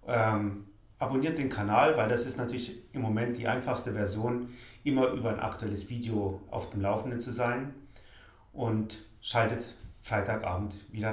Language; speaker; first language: German; native; German